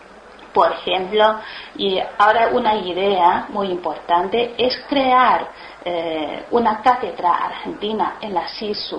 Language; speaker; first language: Spanish; non-native, learner; Chinese